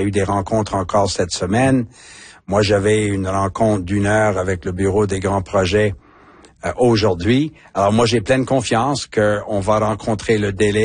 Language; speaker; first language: French; native; French